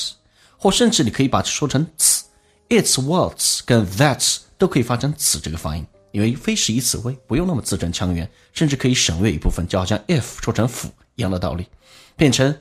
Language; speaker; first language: Chinese; native; Chinese